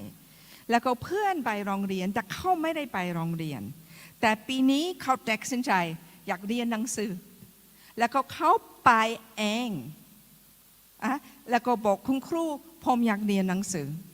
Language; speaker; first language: Thai; non-native, fluent; English